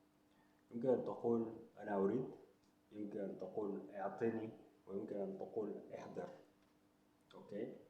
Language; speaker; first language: Arabic; non-native, local second language; Hausa